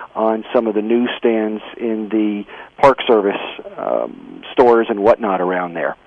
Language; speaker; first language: English; native; English